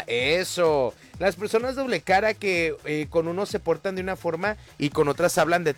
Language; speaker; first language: Spanish; native; Spanish